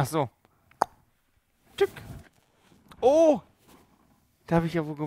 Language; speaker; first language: German; native; German